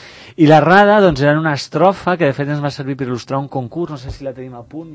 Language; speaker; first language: Catalan; native; Catalan